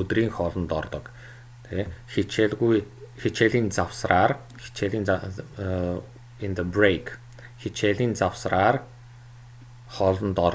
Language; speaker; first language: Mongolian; non-native, fluent; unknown